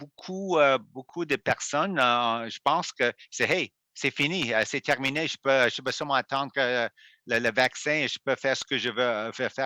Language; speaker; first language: French; non-native, local second language; English